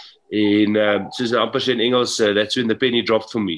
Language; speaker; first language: English; non-native, local second language; Afrikaans